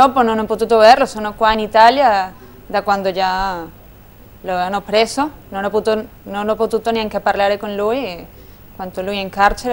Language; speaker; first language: Italian; non-native, fluent; Spanish